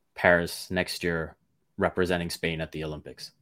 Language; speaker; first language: English; early bilingual, other home language; Hindi